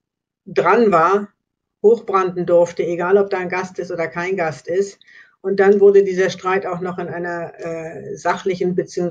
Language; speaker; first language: German; native; German